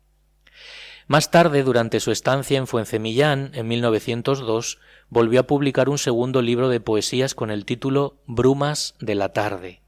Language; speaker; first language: Spanish; native; Spanish